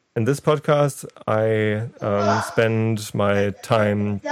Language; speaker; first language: English; non-native, fluent; German